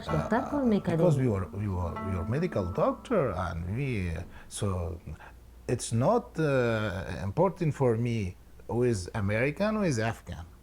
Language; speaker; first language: English; non-native, learner; Persian